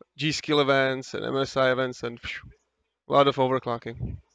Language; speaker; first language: English; non-native, fluent; Czech